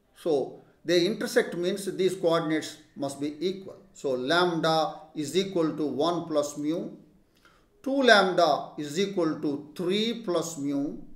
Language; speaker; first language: English; non-native, local second language; Telugu